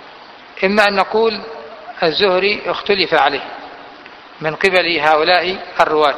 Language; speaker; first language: Arabic; native; Arabic